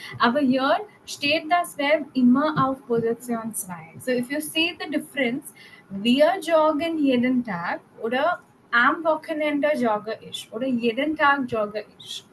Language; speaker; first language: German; non-native, fluent; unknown